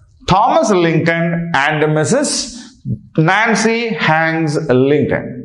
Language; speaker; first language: English; non-native, local second language; Telugu